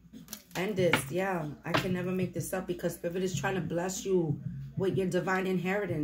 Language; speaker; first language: English; native; English